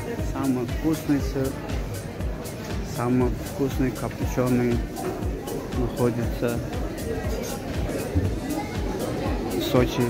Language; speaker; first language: Russian; non-native, learner; Azerbaijani